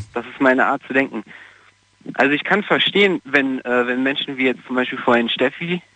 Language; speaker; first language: German; non-native, fluent; Portuguese